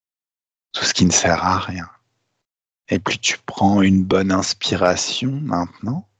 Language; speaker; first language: French; native; French